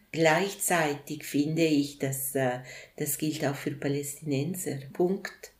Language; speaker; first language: German; early bilingual, other home language; Italian